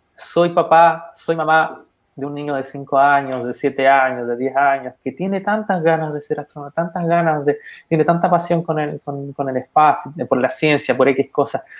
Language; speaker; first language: Spanish; native; Spanish